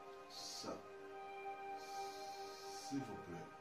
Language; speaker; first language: French; non-native, learner; English